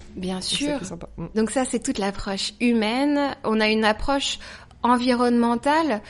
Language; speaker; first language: French; native; French